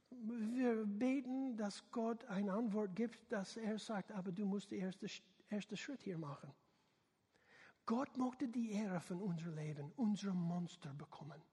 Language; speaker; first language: German; non-native, learner; English